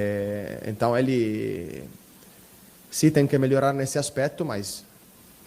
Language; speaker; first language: Portuguese; non-native, fluent; Italian